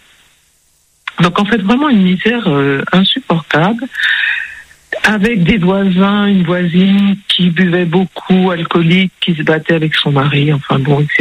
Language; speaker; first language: French; early bilingual, other home language; Spanish